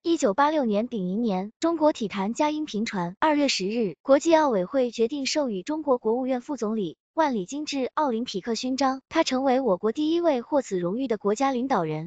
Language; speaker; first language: Chinese; native; Chinese